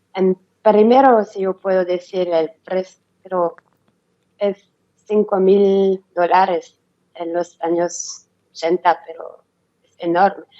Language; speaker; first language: Spanish; non-native, learner; French